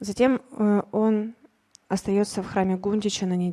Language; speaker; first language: Russian; native; Russian